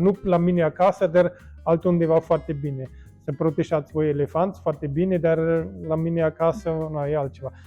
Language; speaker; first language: Romanian; non-native, fluent; German